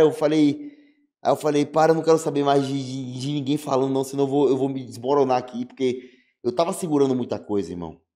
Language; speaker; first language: Portuguese; native; Portuguese